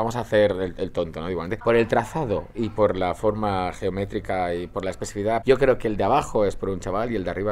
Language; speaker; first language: Spanish; native; Spanish